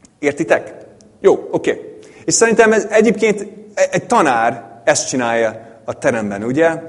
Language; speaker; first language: Hungarian; non-native, fluent; English